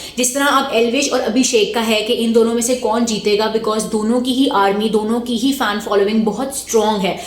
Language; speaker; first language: Urdu; native; Urdu